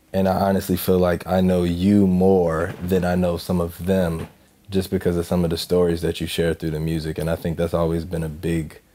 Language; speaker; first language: English; native; English